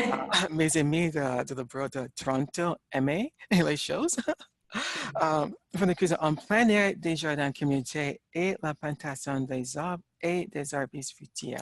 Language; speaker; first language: French; non-native, learner; English